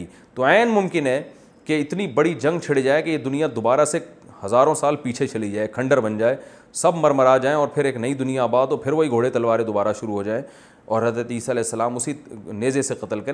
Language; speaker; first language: Urdu; native; Urdu